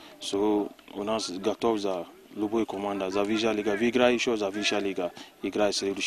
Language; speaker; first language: Russian; non-native, learner; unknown